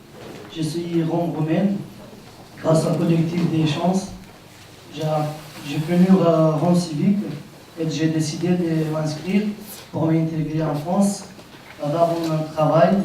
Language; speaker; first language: French; non-native, learner; Romanian